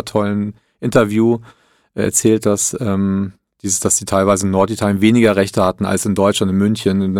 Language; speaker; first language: German; early bilingual, other home language; Italian